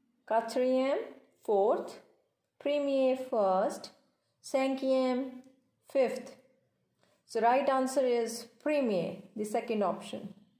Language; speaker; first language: English; non-native, local second language; Punjabi